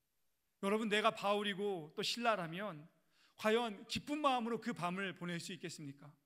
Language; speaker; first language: Korean; native; Korean